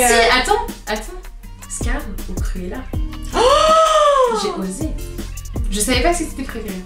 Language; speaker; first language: French; native; French